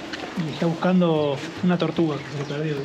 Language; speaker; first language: Spanish; native; Spanish